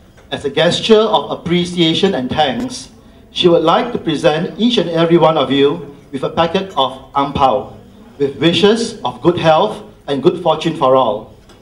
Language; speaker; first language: English; non-native, local second language; Min Nan Chinese